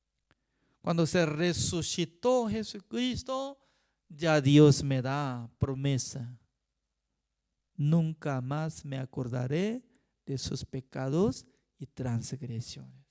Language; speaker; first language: Spanish; non-native, fluent; Korean